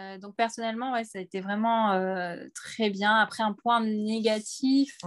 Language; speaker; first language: French; native; French